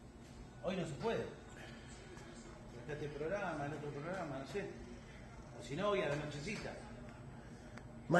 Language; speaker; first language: Spanish; native; Spanish